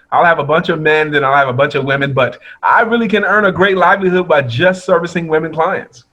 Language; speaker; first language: English; native; English